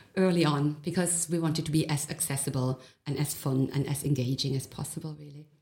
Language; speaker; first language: English; non-native, fluent; German